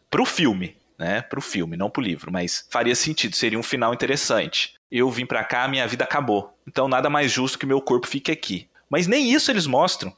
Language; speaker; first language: Portuguese; native; Portuguese